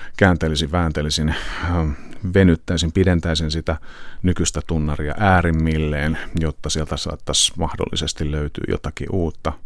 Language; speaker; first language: Finnish; native; Finnish